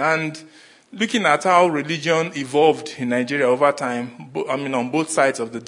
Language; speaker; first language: English; non-native, local second language; Yoruba